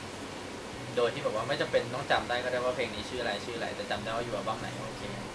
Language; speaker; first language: Thai; native; Thai